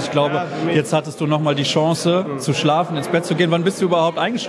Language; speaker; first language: German; native; German